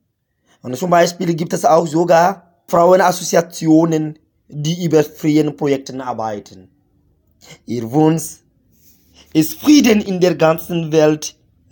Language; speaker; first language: German; non-native, learner; French